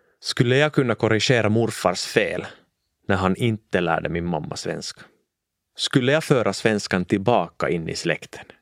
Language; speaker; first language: Swedish; non-native, local second language; Finnish